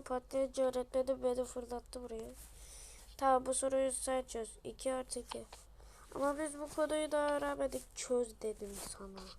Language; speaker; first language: Turkish; native; Turkish